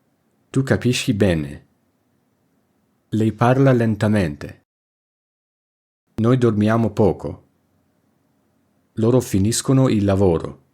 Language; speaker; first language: Italian; non-native, learner; English